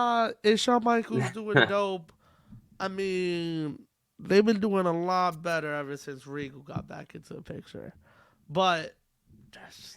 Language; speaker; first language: English; native; English